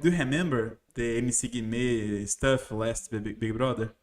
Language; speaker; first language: English; non-native, fluent; Portuguese